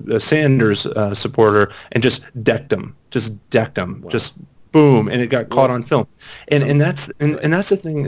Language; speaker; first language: English; native; English